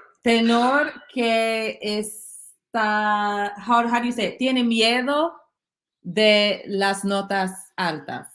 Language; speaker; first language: Spanish; non-native, learner; English